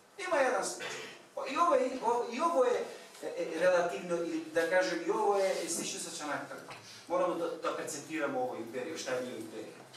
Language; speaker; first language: Bosnian; non-native, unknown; Turkish